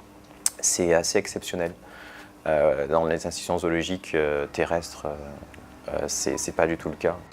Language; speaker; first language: French; native; French